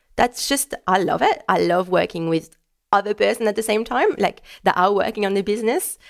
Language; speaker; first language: English; non-native, fluent; French